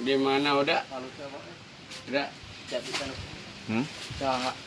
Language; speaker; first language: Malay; non-native, local second language; Sundanese